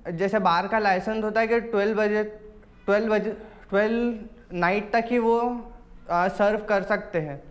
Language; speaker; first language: Hindi; native; Hindi